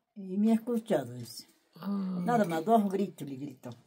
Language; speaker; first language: Spanish; native; Spanish